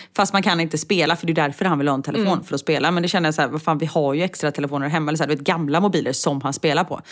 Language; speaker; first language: Swedish; native; Swedish